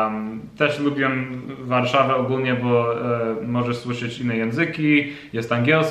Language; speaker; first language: Polish; non-native, learner; English